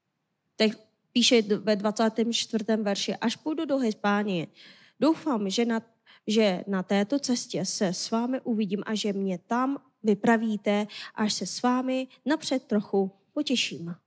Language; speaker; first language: Czech; non-native, fluent; Korean